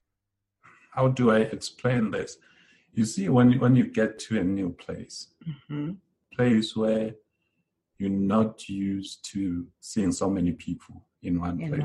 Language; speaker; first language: English; non-native, local second language; Zulu